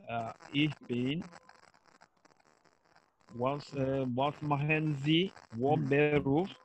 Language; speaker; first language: German; non-native, learner; Turkish